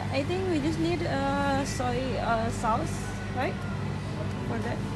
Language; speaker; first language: English; non-native, learner; Indonesian